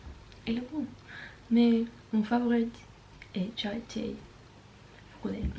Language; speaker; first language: French; non-native, learner; Norwegian